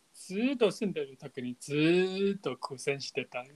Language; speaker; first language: Japanese; non-native, fluent; Chinese